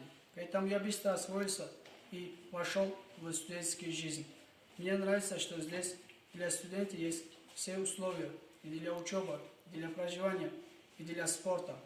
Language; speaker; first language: Russian; non-native, local second language; Tajik